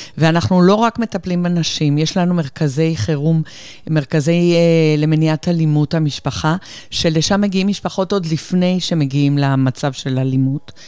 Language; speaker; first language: Hebrew; non-native, fluent; Spanish